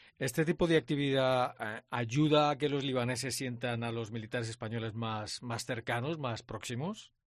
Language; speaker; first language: Spanish; native; Spanish